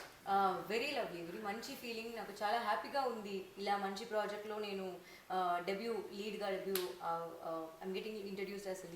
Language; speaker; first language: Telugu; non-native, learner; Tamil